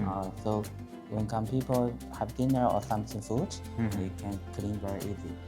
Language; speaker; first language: English; non-native, learner; Chinese